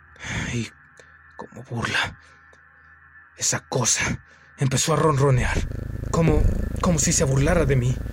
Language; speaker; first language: Spanish; native; Spanish